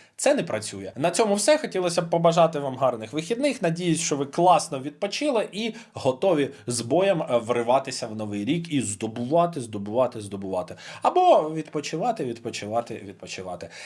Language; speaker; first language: Ukrainian; non-native, local second language; Russian